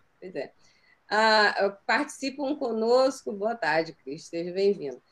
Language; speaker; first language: Portuguese; native; Portuguese